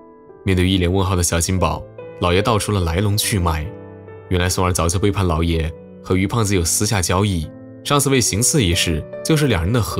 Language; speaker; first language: Chinese; native; Chinese